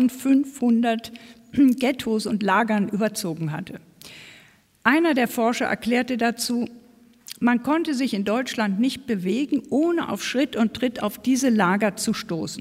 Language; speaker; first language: German; native; German